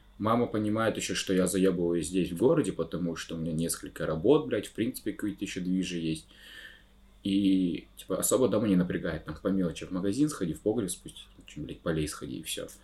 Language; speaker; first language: Russian; native; Russian